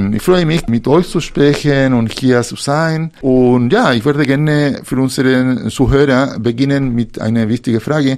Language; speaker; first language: German; non-native, fluent; Spanish